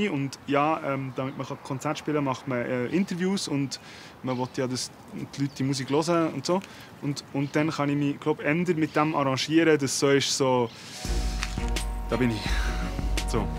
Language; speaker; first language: German; native; German